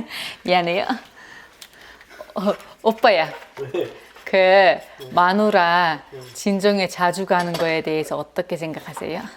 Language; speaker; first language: Korean; non-native, learner; Kazakh